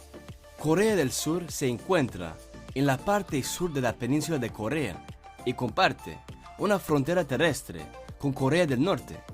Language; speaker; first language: Spanish; non-native, fluent; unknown